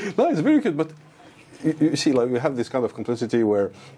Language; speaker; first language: English; non-native, fluent; Arabic